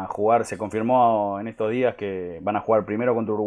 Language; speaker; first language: Spanish; native; Spanish